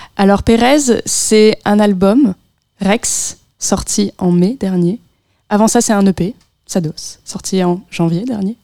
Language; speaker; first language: French; native; French